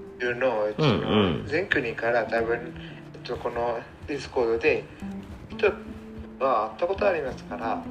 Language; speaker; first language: Japanese; non-native, learner; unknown